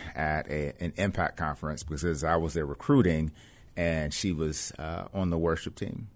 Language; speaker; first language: English; native; English